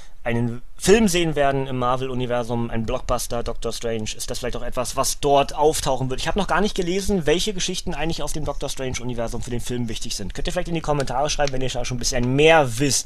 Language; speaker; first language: German; native; German